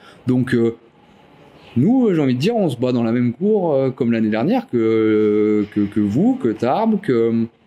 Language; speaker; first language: French; native; French